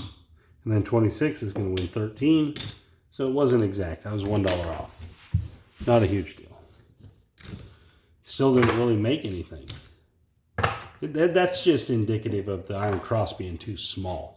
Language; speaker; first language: English; native; English